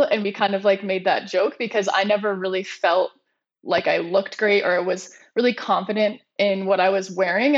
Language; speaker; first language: English; native; English